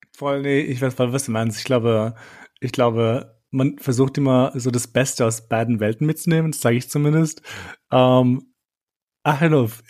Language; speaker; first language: German; early bilingual, other home language; Albanian